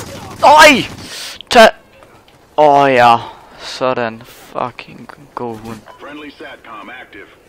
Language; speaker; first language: Danish; native; Danish